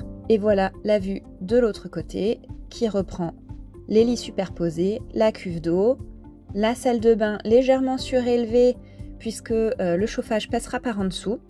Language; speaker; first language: French; native; French